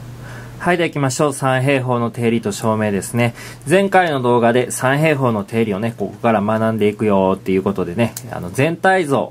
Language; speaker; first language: Japanese; native; Japanese